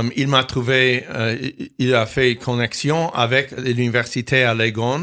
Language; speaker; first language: French; non-native, fluent; English